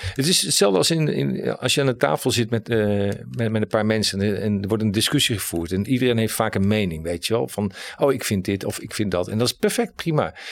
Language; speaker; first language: Dutch; native; Dutch